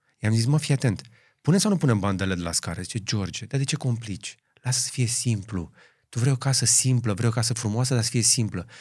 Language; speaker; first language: Romanian; native; Romanian